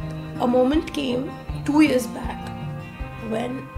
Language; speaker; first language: English; non-native, local second language; Hindi